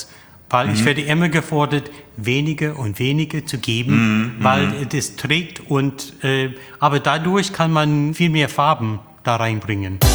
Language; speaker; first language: German; non-native, fluent; English